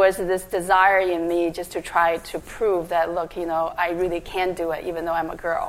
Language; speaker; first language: English; non-native, fluent; Chinese